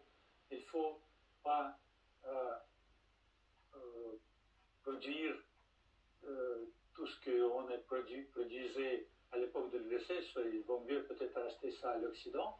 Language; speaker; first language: French; non-native, fluent; Russian